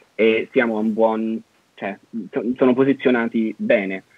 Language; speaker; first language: Italian; non-native, fluent; English